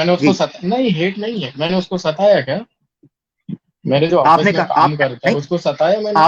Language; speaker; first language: Hindi; native; Hindi